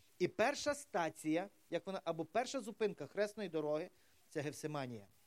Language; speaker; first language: Ukrainian; native; Ukrainian